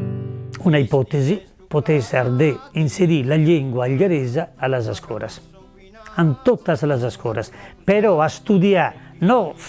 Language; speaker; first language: Italian; non-native, local second language; Catalan